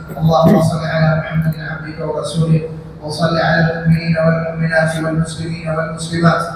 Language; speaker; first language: Arabic; non-native, fluent; Bangla